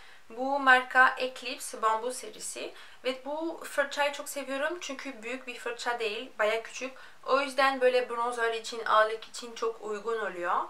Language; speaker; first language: Turkish; non-native, fluent; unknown